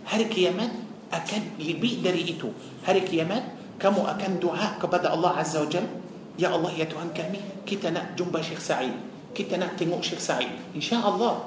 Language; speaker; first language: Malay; non-native, fluent; Arabic